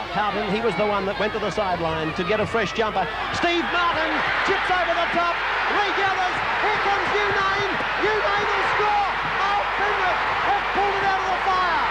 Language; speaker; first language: English; native; English